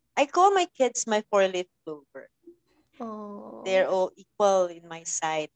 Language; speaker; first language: English; non-native, local second language; Filipino